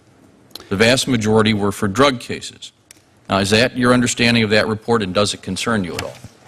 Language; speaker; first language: English; native; English